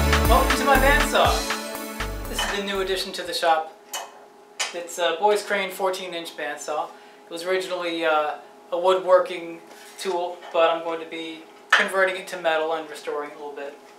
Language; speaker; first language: English; native; English